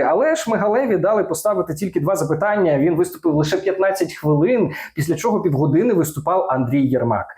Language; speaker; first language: Ukrainian; non-native, local second language; Russian